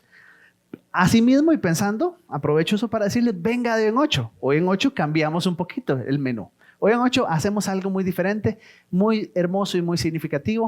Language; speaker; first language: Spanish; native; Spanish